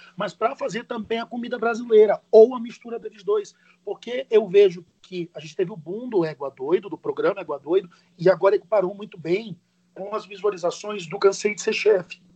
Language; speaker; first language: Portuguese; native; Portuguese